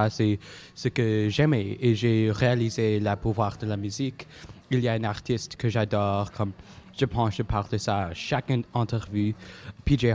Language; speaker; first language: French; non-native, local second language; English